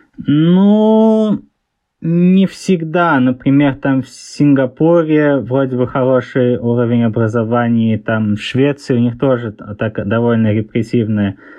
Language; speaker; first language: Russian; early bilingual, heritage; Russian